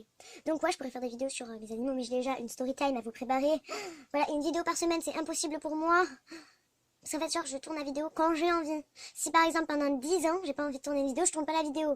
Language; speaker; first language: French; native; French